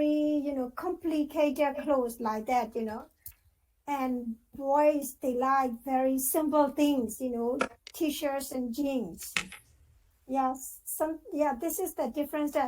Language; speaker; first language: English; non-native, fluent; Burmese